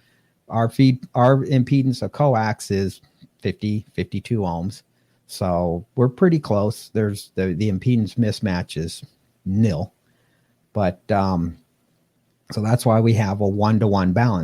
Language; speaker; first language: English; native; English